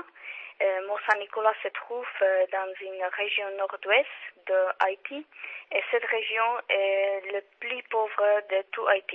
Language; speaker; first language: French; non-native, learner; Czech